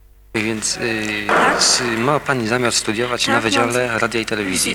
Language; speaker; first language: Polish; native; Polish